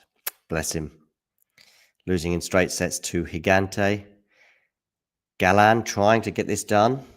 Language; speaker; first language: English; native; English